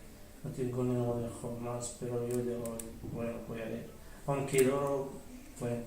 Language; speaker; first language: Spanish; non-native, learner; Arabic